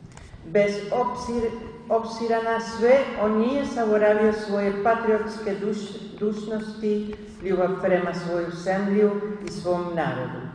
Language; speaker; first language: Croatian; early bilingual, heritage; Spanish